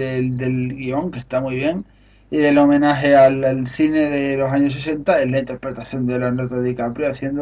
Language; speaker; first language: Spanish; native; Spanish